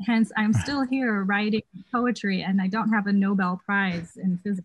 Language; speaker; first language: English; native; English